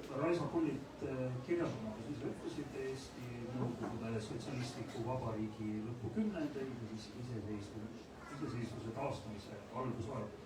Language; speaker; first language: Estonian; native; Estonian